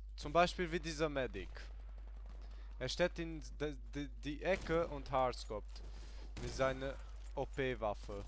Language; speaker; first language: German; early bilingual, other home language; Hungarian